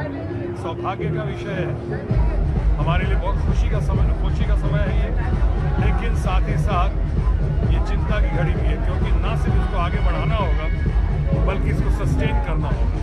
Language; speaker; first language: Hindi; native; Hindi